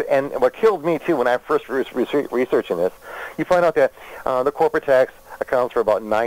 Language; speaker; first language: English; native; English